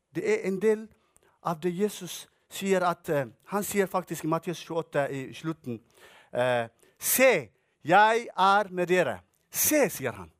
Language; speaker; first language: Norwegian; non-native, fluent; Tigrinya